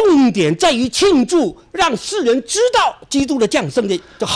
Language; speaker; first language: Chinese; native; Chinese